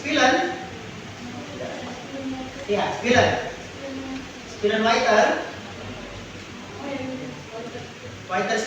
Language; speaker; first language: German; non-native, fluent; Indonesian